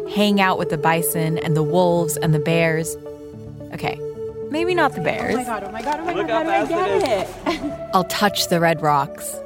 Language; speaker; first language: English; early bilingual, other home language; Urdu